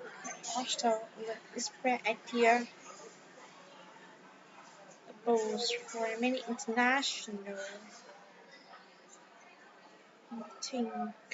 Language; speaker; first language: English; non-native, learner; Vietnamese